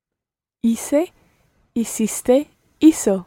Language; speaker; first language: Spanish; non-native, learner; English